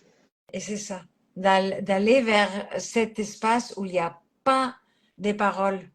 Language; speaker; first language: French; non-native, fluent; Catalan